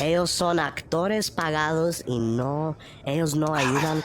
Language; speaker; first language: Spanish; early bilingual, heritage; Spanish